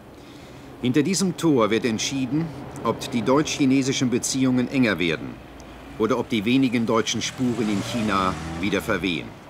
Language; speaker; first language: German; native; German